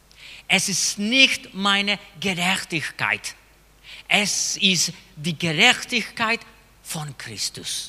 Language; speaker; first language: German; non-native, fluent; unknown